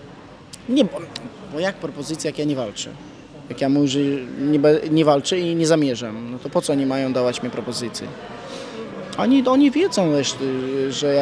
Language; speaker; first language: Polish; non-native, fluent; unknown